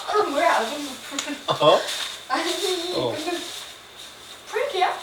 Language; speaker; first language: Korean; non-native, learner; Arabic